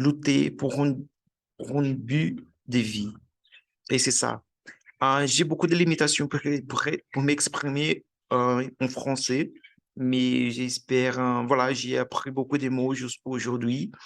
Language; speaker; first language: French; non-native, learner; Portuguese